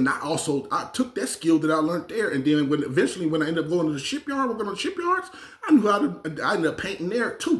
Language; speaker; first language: English; native; English